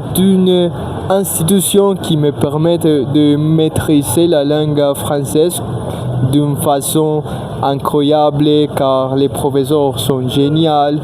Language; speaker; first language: French; non-native, learner; Spanish